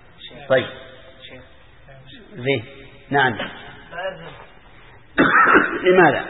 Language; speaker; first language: Arabic; native; Arabic